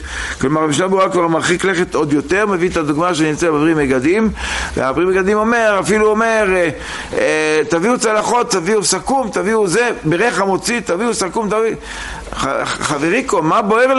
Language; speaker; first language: Hebrew; native; Hebrew